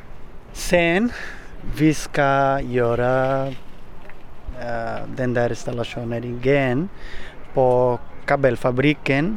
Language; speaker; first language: Swedish; non-native, learner; Portuguese